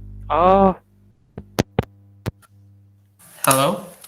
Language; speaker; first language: English; non-native, learner; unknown